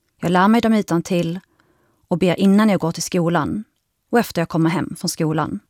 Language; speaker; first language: Swedish; early bilingual, other home language; Arabic